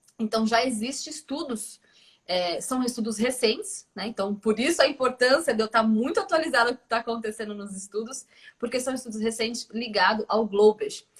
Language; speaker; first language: Portuguese; native; Portuguese